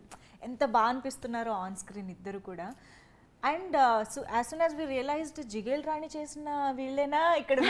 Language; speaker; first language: Telugu; native; Telugu